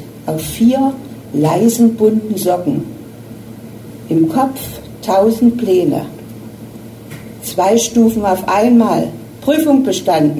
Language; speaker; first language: German; native; German